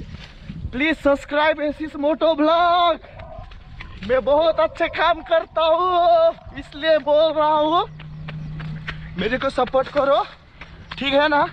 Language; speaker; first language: Hindi; non-native, learner; Nepali